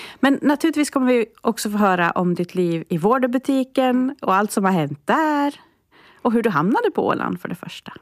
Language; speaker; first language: Swedish; native; Swedish